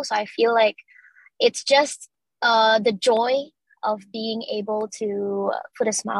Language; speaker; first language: English; non-native, local second language; Chinese